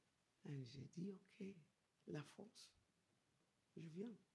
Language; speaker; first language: French; non-native, fluent; English